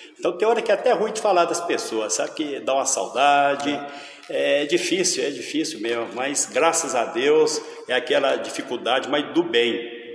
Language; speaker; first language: Portuguese; native; Portuguese